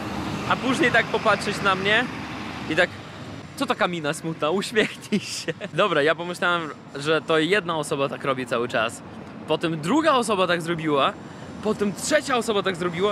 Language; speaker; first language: Polish; non-native, fluent; Russian